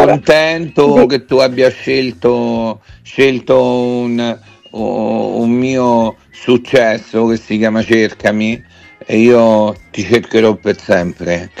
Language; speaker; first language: Italian; native; Italian